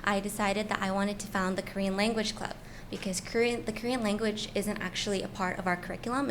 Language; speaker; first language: English; native; English